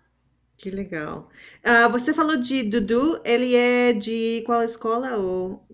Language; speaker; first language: Portuguese; non-native, fluent; English